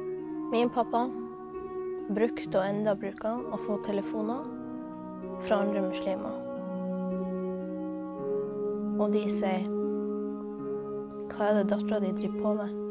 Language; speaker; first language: Norwegian; early bilingual, other home language; Somali